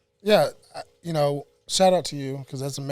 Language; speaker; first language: English; native; English